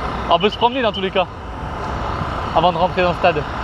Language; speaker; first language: French; native; French